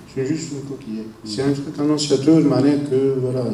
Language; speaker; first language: French; non-native, local second language; Arabic